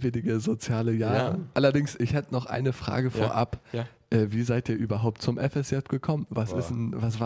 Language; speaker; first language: German; native; German